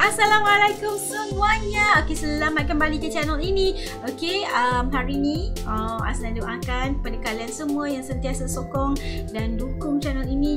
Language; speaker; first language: Malay; native; Malay